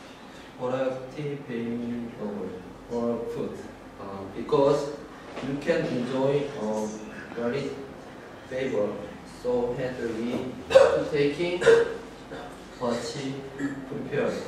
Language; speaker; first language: English; non-native, learner; Korean